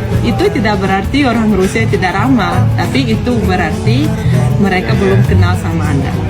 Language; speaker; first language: Indonesian; non-native, fluent; Russian